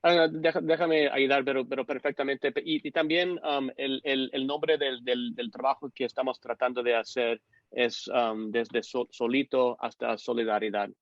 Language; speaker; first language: Spanish; non-native, fluent; English